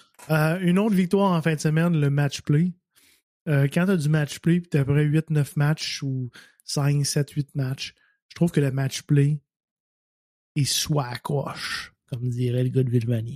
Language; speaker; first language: French; native; French